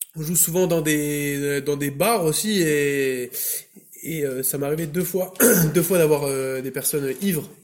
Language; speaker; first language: French; native; French